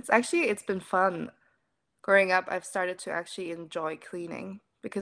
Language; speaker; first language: English; non-native, fluent; German